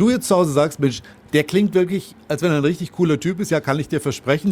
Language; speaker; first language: German; native; German